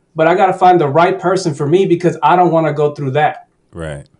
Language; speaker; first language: English; early bilingual, other home language; Spanish